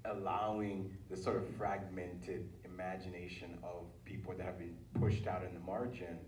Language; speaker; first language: English; early bilingual, other home language; Haitian Creole